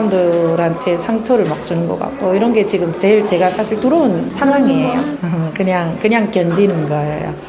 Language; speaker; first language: Korean; native; Korean